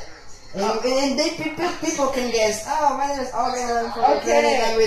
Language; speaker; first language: English; non-native, fluent; Portuguese